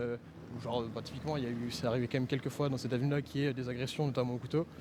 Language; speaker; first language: French; native; French